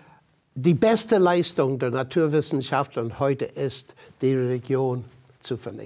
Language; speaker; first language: German; non-native, fluent; English